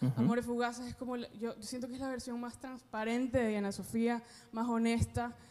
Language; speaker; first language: Spanish; native; Spanish